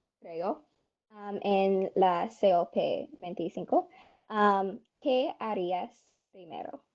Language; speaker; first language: Spanish; non-native, learner; English